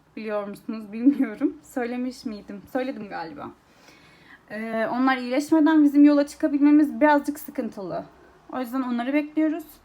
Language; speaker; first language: Turkish; early bilingual, heritage; Turkish